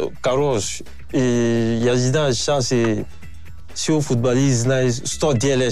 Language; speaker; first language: Russian; non-native, learner; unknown